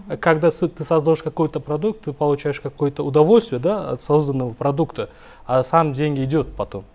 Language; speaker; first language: Russian; non-native, local second language; Uzbek